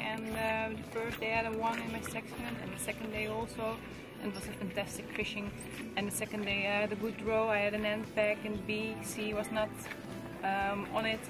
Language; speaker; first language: English; non-native, fluent; Dutch